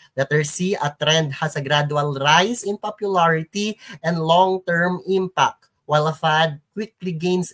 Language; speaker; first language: English; non-native, local second language; Filipino